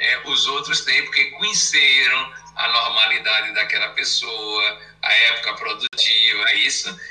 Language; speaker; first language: Portuguese; native; Portuguese